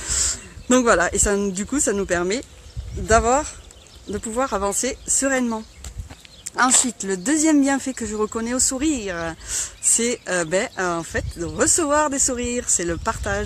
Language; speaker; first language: French; native; French